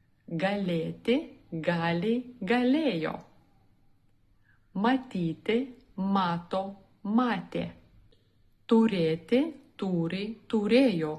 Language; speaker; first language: Lithuanian; non-native, learner; Russian